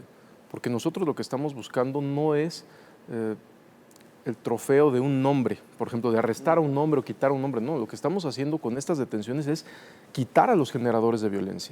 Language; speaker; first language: Spanish; native; Spanish